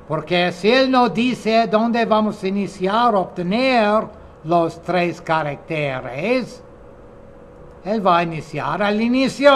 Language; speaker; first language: Spanish; non-native, fluent; English